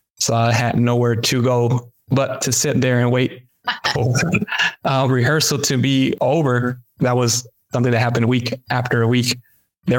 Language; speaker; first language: English; early bilingual, other home language; Spanish